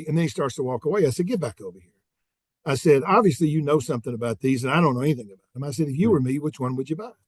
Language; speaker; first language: English; native; English